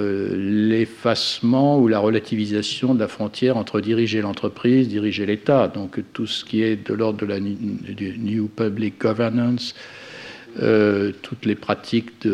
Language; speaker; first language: French; native; French